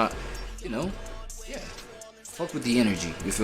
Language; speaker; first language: English; native; English